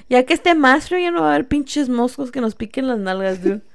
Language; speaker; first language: Spanish; early bilingual, heritage; Spanish